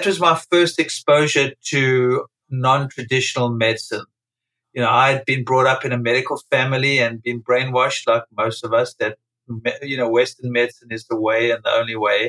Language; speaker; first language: English; native; English